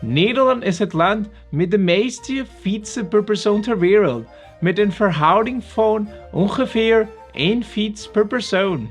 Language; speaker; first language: Dutch; non-native, learner; Spanish